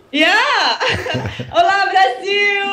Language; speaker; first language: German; non-native, fluent; Portuguese